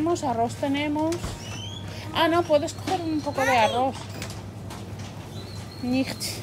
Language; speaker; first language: Spanish; non-native, fluent; Georgian